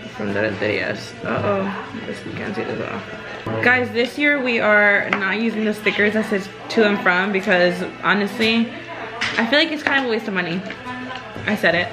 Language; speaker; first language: English; early bilingual, other home language; Spanish